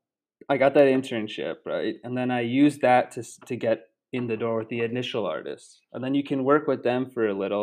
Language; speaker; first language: English; native; English